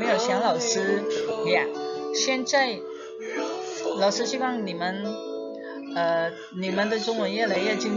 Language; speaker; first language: Chinese; non-native, fluent; Indonesian